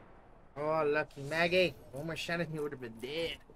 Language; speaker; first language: English; native; English